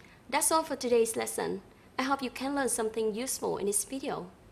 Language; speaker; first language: English; non-native, fluent; Vietnamese